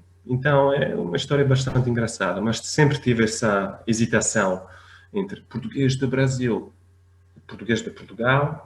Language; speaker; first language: Portuguese; non-native, fluent; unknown